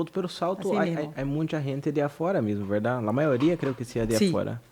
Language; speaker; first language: Spanish; non-native, fluent; Portuguese